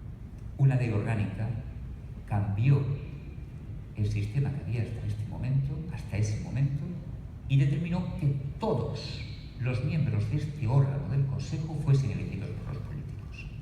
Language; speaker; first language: Spanish; native; Spanish